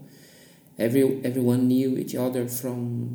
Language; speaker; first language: English; non-native, fluent; Portuguese